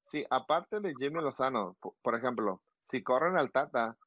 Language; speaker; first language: Spanish; early bilingual, heritage; Spanish